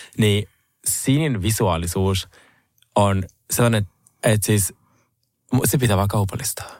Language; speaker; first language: Finnish; non-native, fluent; Russian